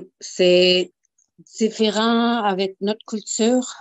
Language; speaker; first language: French; non-native, local second language; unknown